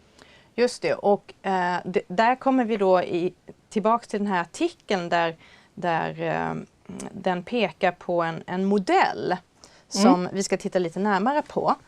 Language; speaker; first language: Swedish; native; Swedish